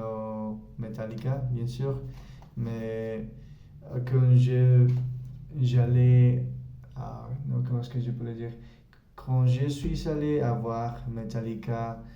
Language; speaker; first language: French; non-native, learner; Spanish